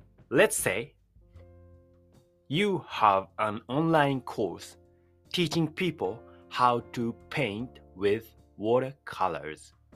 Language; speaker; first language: English; non-native, fluent; Japanese